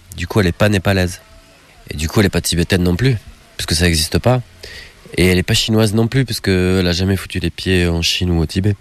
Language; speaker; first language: French; native; French